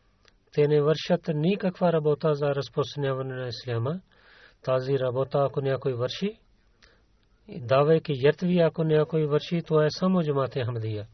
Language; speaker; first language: Bulgarian; non-native, learner; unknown